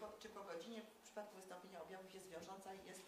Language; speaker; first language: Polish; native; Polish